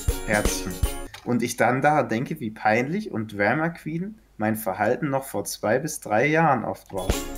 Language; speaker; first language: German; native; German